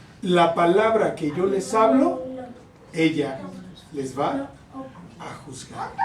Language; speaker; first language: Spanish; native; Spanish